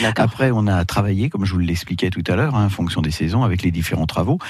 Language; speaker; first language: French; native; French